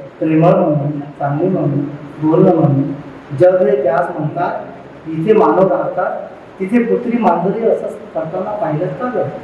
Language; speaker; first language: Marathi; non-native, local second language; Urdu